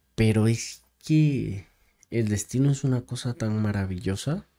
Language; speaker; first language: Spanish; native; Spanish